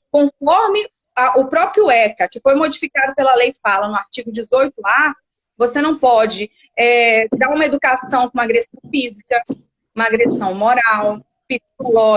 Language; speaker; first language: Portuguese; native; Portuguese